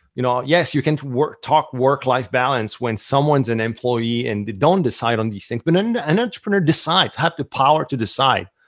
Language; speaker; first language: English; non-native, fluent; French